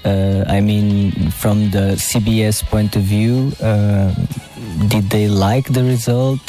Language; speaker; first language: English; non-native, fluent; Portuguese